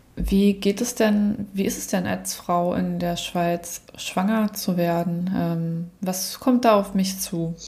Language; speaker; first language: German; native; German